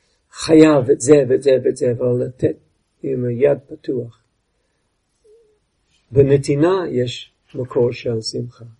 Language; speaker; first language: Hebrew; non-native, fluent; English